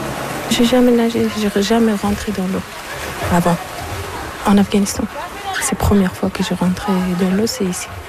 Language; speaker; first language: French; non-native, learner; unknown